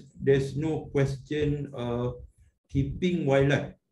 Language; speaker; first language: English; non-native, local second language; Malay